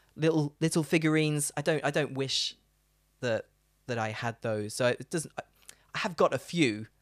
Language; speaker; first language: English; native; English